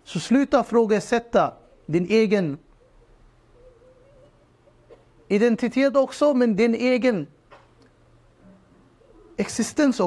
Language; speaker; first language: Swedish; non-native, fluent; Urdu